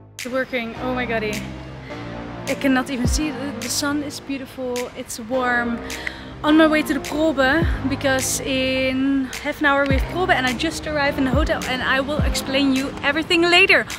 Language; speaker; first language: English; non-native, fluent; Dutch